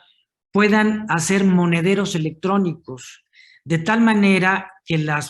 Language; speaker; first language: Spanish; native; Spanish